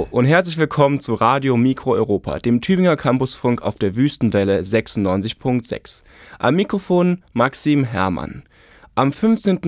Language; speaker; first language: German; native; German